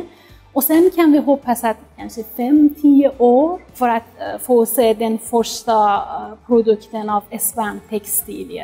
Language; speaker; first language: Swedish; non-native, fluent; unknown